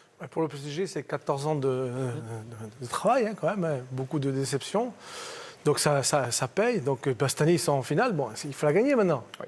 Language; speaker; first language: French; native; French